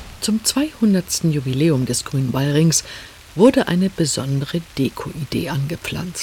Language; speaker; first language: German; native; German